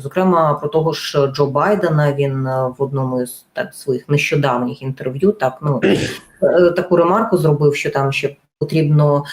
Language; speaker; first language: Ukrainian; native; Ukrainian